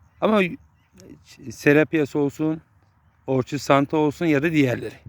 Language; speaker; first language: Turkish; native; Turkish